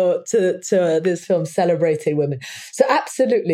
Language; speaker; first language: English; native; English